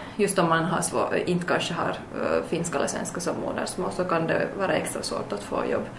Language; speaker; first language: Swedish; native; Swedish